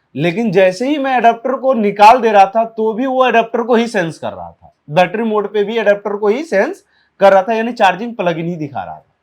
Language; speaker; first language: Hindi; native; Hindi